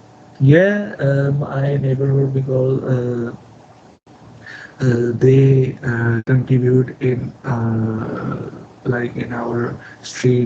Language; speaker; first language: English; non-native, learner; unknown